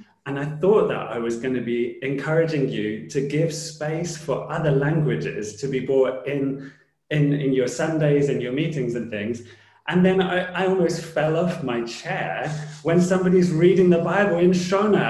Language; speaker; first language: English; native; English